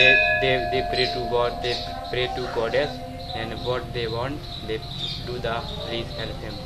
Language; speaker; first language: English; non-native, learner; Hindi